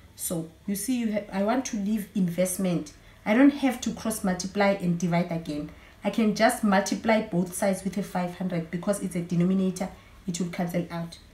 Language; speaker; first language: English; non-native, local second language; Zulu